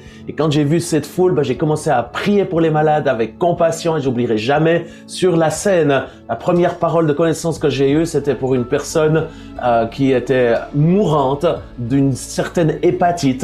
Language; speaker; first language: French; native; French